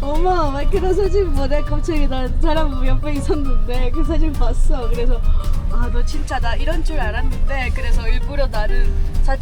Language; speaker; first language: Korean; non-native, fluent; Spanish